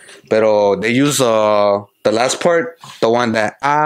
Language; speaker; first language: English; early bilingual, other home language; Spanish